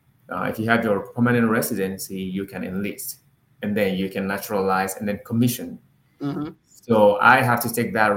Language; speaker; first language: English; non-native, local second language; Yoruba